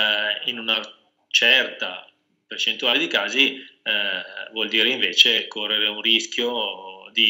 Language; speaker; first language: Italian; native; Italian